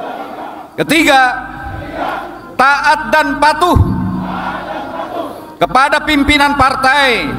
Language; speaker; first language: Indonesian; native; Indonesian